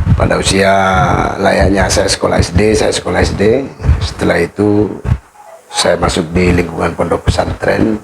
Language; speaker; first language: Indonesian; non-native, local second language; Madurese